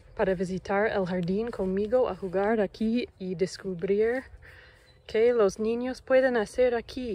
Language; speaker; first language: Spanish; non-native, learner; English